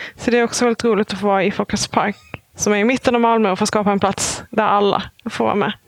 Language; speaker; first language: Swedish; native; Swedish